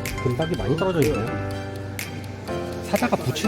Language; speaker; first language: Korean; native; Korean